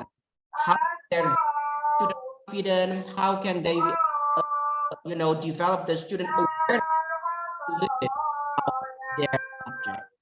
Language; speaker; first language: English; non-native, fluent; Indonesian